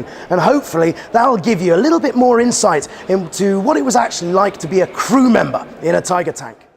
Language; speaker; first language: English; native; English